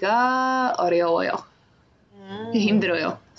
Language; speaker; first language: Korean; non-native, learner; Czech